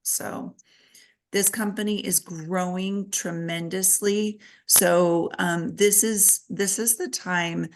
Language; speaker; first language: English; native; English